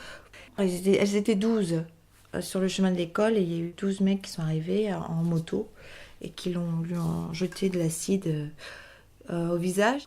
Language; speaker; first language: French; native; French